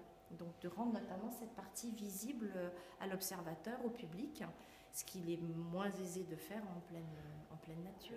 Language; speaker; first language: French; native; French